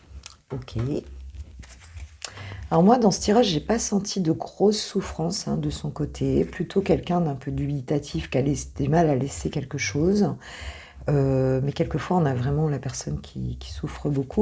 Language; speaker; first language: French; native; French